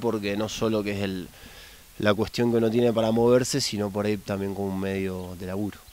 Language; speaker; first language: Spanish; native; Spanish